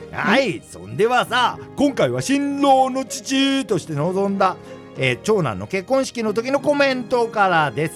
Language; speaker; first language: Japanese; native; Japanese